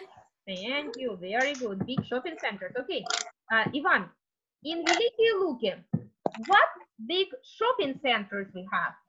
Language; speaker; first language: English; non-native, fluent; Russian